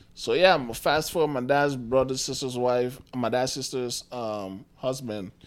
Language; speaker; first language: English; non-native, local second language; Akan